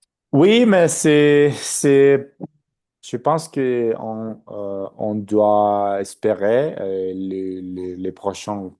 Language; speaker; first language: French; non-native, learner; Spanish